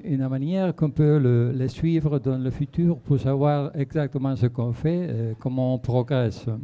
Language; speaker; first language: French; non-native, fluent; Spanish